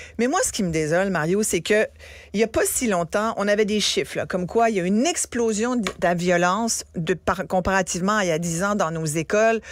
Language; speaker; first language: French; native; French